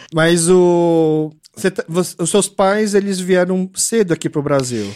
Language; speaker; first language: Portuguese; early bilingual, other home language; Korean